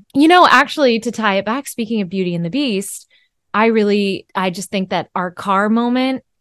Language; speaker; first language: English; native; English